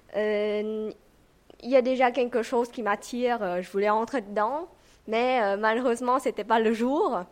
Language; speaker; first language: French; non-native, fluent; Vietnamese